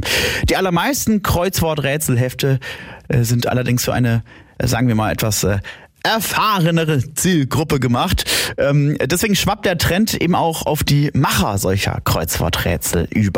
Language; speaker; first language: German; native; German